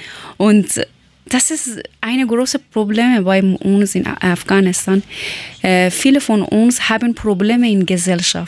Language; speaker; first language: German; non-native, learner; Persian